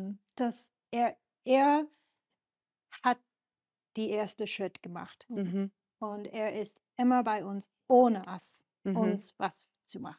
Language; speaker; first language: German; non-native, learner; English